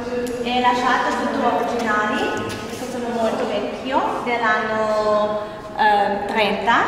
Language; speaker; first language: Italian; non-native, learner; German